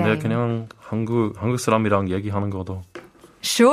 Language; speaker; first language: Korean; non-native, learner; English